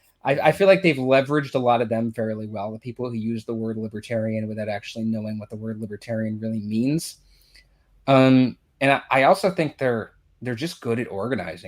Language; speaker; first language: English; native; English